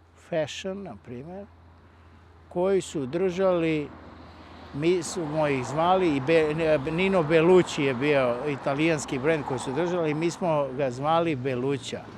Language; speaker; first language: Bosnian; native; Bosnian